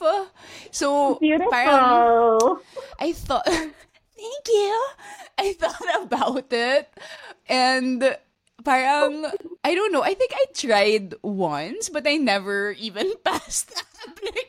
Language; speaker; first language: English; non-native, local second language; Filipino